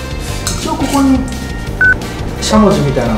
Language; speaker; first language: Japanese; native; Japanese